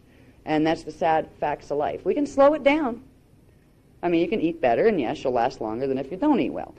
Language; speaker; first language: English; native; English